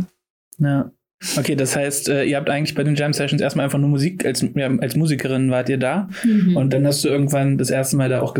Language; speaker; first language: German; native; German